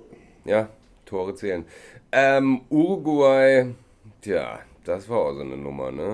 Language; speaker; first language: German; native; German